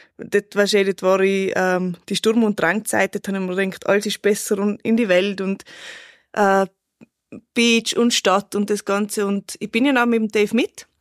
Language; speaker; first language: German; native; German